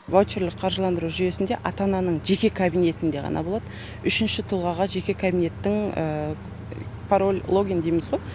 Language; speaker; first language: Kazakh; native; Kazakh